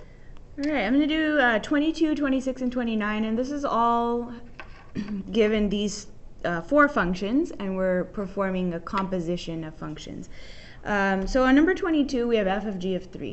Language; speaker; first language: English; native; English